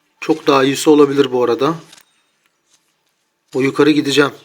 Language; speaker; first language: Turkish; native; Turkish